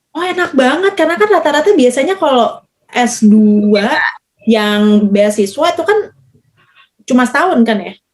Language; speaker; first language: Indonesian; native; Indonesian